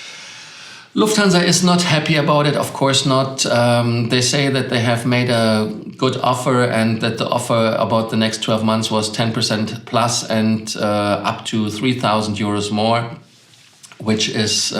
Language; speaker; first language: English; non-native, fluent; German